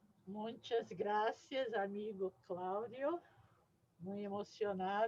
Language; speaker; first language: Spanish; non-native, learner; Portuguese